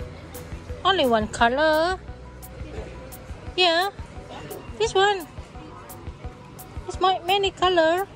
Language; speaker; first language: English; non-native, learner; Indonesian